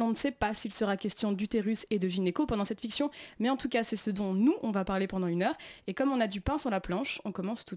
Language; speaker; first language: French; native; French